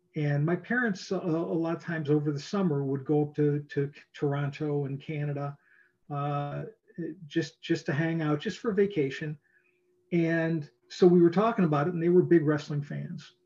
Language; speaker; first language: English; native; English